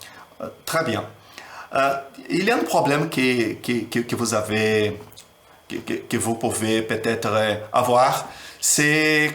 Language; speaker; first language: French; non-native, learner; Portuguese